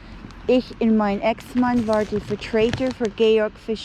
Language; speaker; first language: German; non-native, learner; English